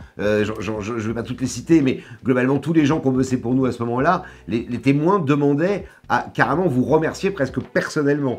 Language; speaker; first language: French; native; French